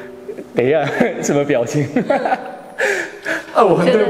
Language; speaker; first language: Chinese; non-native, fluent; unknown